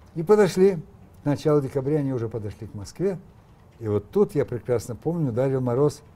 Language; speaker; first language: Russian; native; Russian